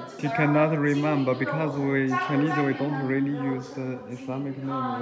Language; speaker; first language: English; non-native, learner; Chinese